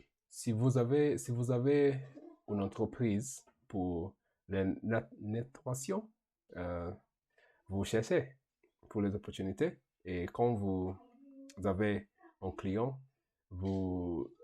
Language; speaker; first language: French; non-native, learner; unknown